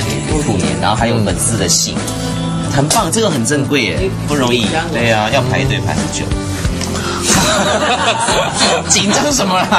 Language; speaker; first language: Chinese; native; Chinese